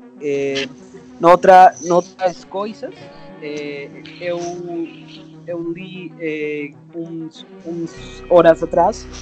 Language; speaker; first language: Portuguese; non-native, fluent; Spanish